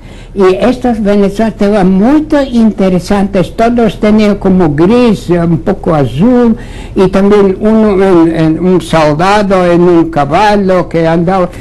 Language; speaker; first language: Portuguese; non-native, fluent; Latvian